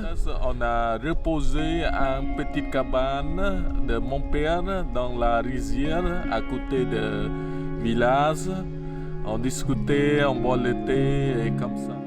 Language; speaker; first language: French; non-native, learner; Khmer